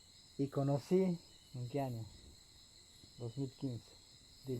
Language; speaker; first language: Spanish; non-native, local second language; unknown